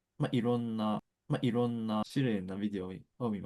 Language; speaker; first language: Japanese; non-native, fluent; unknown